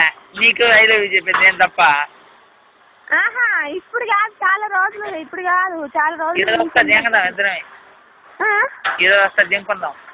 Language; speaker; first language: Telugu; native; Telugu